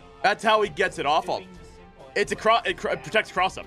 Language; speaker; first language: English; native; English